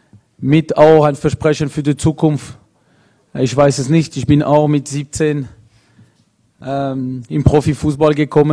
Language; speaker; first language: German; non-native, local second language; French